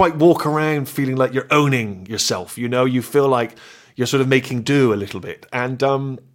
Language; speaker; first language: English; native; English